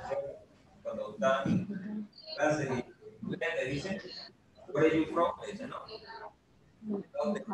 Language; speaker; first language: Spanish; native; Spanish